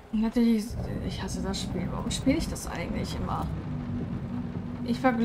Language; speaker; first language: German; native; German